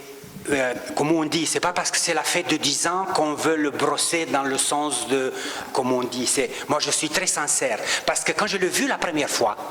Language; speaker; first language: French; non-native, local second language; Romanian